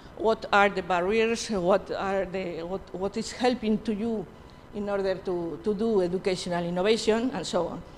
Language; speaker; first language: English; non-native, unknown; Spanish